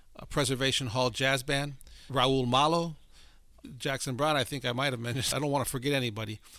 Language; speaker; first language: English; native; English